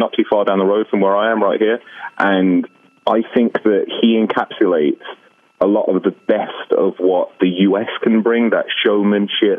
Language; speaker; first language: English; native; English